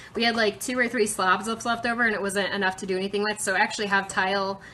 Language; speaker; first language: English; native; English